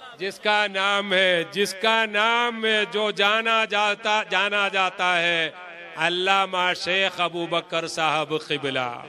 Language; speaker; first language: Hindi; non-native, local second language; Malayalam